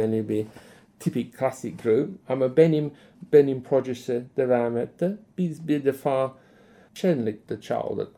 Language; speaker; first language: Turkish; non-native, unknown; English